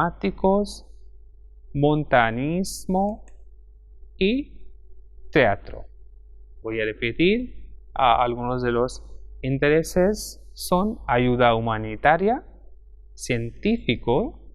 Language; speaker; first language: Spanish; non-native, fluent; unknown